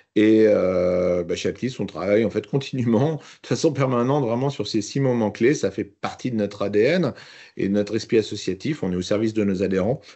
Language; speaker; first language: French; native; French